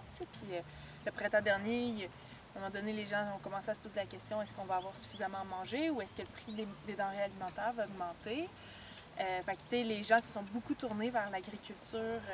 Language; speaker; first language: French; native; French